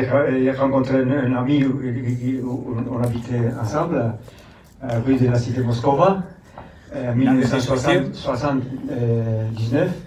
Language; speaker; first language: French; non-native, fluent; Basque